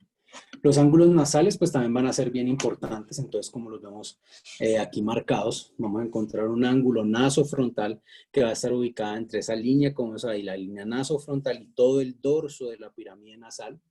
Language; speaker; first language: Spanish; native; Spanish